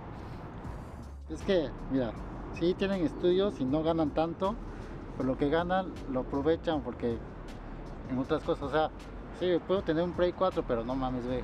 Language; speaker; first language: Spanish; native; Spanish